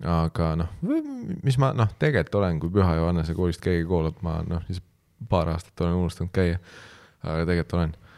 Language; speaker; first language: Estonian; native; Estonian